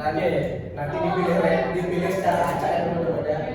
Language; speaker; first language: Indonesian; native; Indonesian